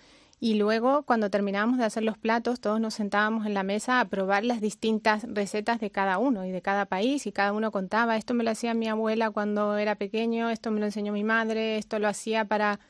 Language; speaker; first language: Spanish; native; Spanish